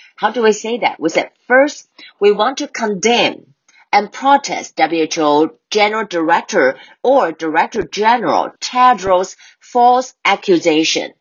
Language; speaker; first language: English; non-native, fluent; Chinese